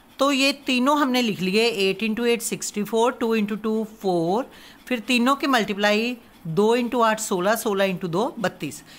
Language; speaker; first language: Hindi; non-native, local second language; Punjabi